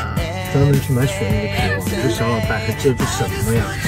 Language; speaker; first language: Chinese; native; Chinese